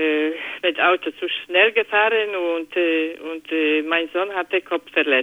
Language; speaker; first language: German; non-native, learner; Polish